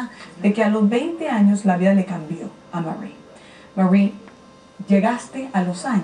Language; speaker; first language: Spanish; native; Spanish